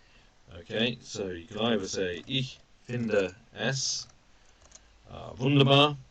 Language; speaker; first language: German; non-native, fluent; English